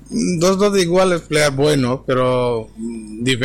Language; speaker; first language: Spanish; non-native, learner; Bangla